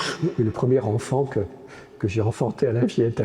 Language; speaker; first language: French; native; French